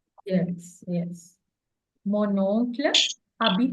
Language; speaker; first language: French; non-native, fluent; English